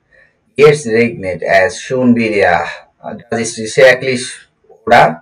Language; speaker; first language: German; non-native, learner; Bangla